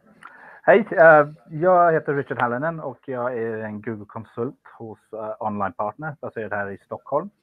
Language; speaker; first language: Swedish; non-native, fluent; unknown